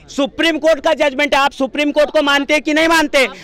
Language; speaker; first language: Hindi; non-native, local second language; Marathi